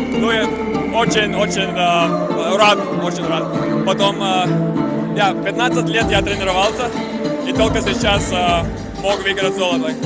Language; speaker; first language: Russian; non-native, learner; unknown